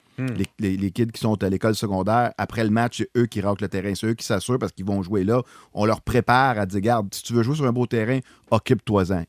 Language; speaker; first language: French; native; French